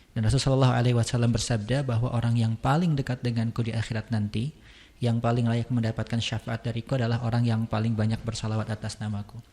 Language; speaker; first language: Indonesian; non-native, local second language; Sundanese